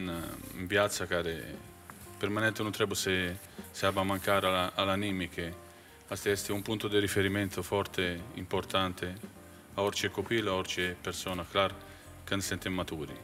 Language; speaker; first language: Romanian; non-native, fluent; Italian